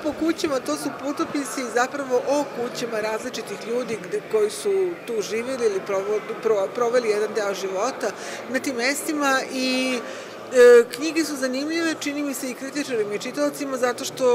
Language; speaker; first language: Serbian; native; Serbian